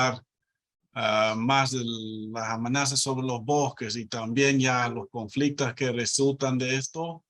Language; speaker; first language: Spanish; non-native, fluent; Dutch